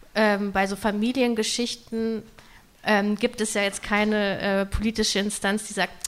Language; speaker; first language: German; non-native, local second language; Russian